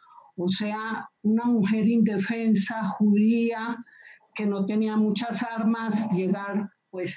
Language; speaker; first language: Spanish; native; Spanish